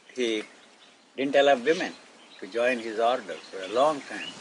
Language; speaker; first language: English; non-native, local second language; Telugu